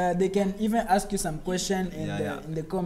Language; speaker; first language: English; non-native, learner; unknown